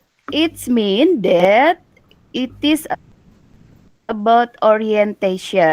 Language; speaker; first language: English; non-native, learner; Indonesian